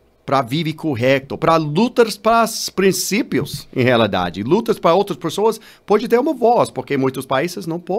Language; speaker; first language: Portuguese; non-native, learner; English